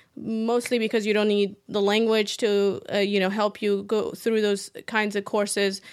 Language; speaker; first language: English; early bilingual, other home language; Persian